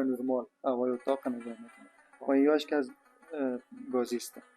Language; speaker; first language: Persian; native; Persian